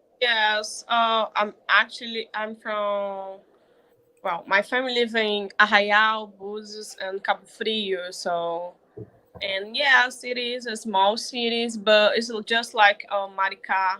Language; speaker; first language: English; non-native, learner; Portuguese